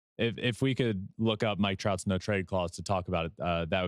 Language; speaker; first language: English; native; English